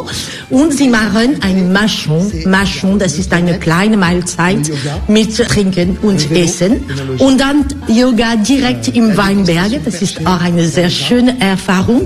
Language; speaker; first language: German; non-native, fluent; French